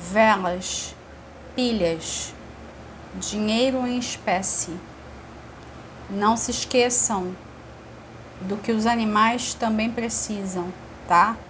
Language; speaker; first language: Portuguese; native; Portuguese